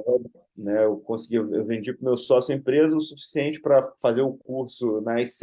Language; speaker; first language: Portuguese; native; Portuguese